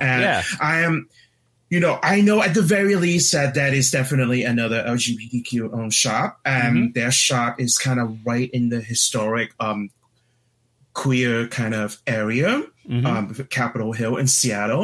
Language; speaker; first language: English; non-native, local second language; Cantonese